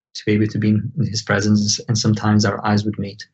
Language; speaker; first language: English; non-native, fluent; Portuguese